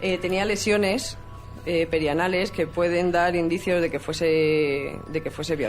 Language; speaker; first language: Spanish; native; Spanish